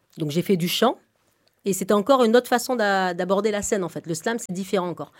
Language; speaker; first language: French; native; French